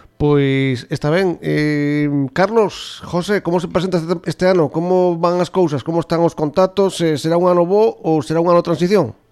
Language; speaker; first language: Galician; native; Galician